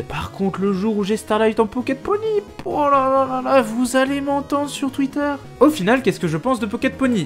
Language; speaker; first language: French; native; French